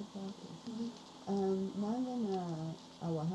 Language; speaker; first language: Spanish; non-native, learner; English